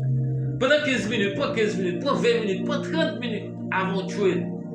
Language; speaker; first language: French; non-native, learner; Haitian Creole